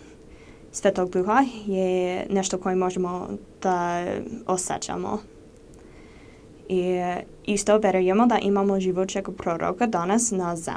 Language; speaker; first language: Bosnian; non-native, learner; English